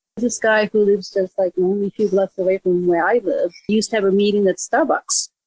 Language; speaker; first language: English; non-native, fluent; Japanese